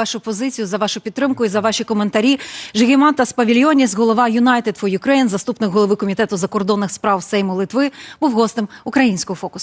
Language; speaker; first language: Ukrainian; native; Ukrainian